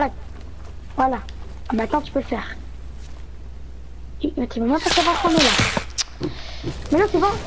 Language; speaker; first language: French; native; French